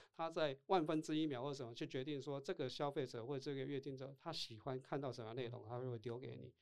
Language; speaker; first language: Chinese; non-native, local second language; Min Nan Chinese